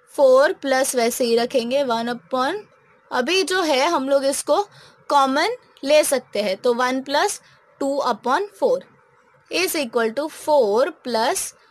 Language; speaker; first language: Hindi; non-native, local second language; Marathi